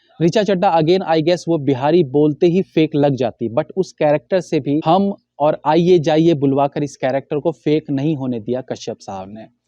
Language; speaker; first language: Hindi; native; Hindi